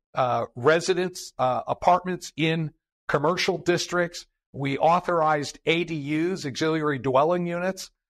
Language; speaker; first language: English; native; English